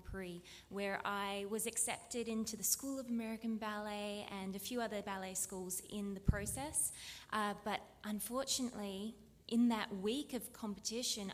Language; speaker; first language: English; native; English